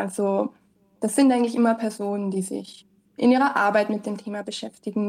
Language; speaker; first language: German; native; German